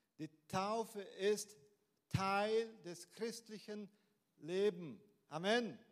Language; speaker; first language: German; non-native, fluent; Portuguese